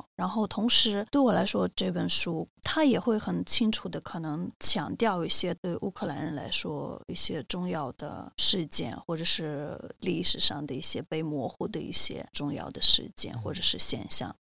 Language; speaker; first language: Chinese; non-native, fluent; Russian